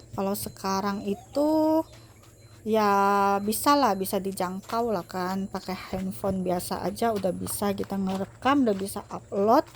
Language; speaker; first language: Indonesian; non-native, local second language; Hakka Chinese